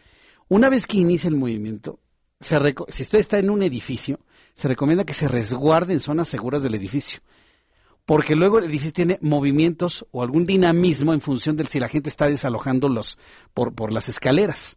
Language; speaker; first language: Spanish; native; Spanish